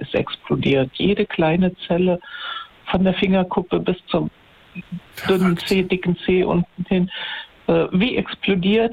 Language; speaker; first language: German; native; German